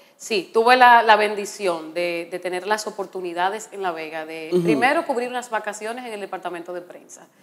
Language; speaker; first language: Spanish; native; Spanish